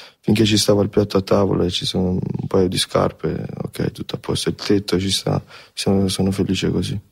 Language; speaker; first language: Italian; early bilingual, other home language; Ukrainian